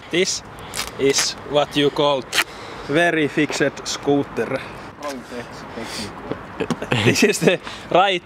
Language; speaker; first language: English; non-native, learner; Finnish